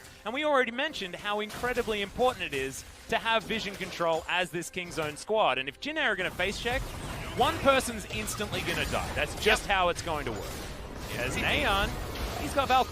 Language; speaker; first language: English; native; English